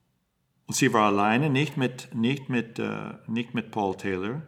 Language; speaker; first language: German; non-native, fluent; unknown